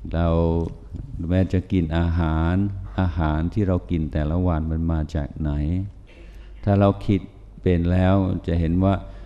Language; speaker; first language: Thai; non-native, fluent; English